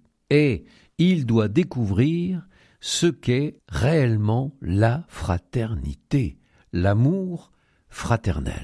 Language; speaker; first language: French; native; French